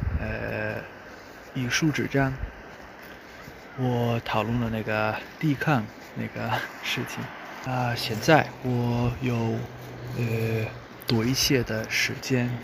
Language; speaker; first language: Chinese; non-native, fluent; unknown